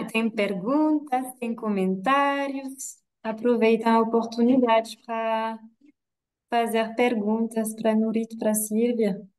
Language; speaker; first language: Portuguese; non-native, fluent; French